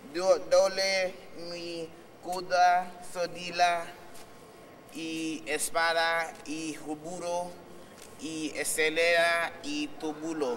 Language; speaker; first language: Spanish; non-native, learner; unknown